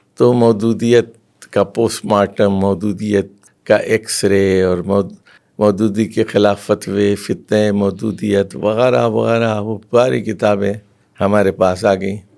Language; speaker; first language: Urdu; native; Urdu